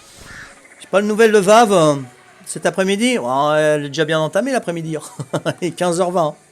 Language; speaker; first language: French; native; French